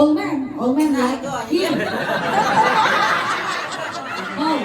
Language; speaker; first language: English; non-native, learner; Indonesian